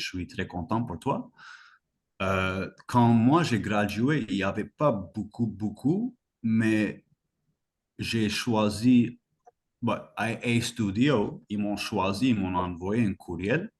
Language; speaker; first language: French; non-native, fluent; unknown